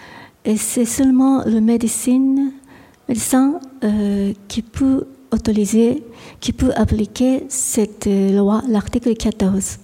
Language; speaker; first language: French; non-native, fluent; Japanese